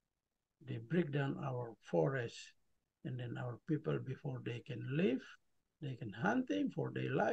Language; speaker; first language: English; non-native, learner; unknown